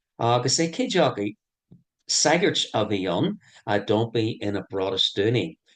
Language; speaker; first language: Irish; non-native, local second language; English